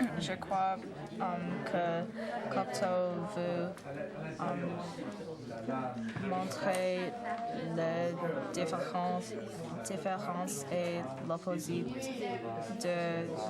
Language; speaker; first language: French; non-native, learner; English